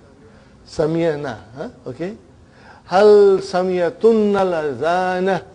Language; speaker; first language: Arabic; non-native, fluent; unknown